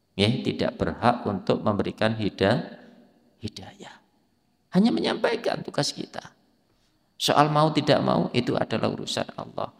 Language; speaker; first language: Indonesian; native; Indonesian